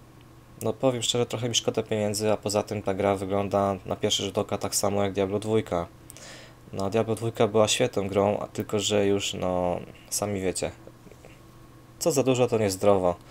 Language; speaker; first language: Polish; native; Polish